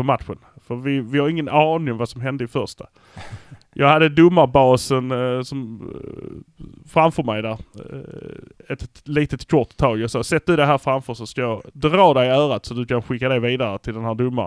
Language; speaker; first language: Swedish; native; Swedish